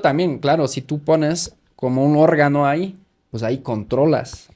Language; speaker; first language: Spanish; native; Spanish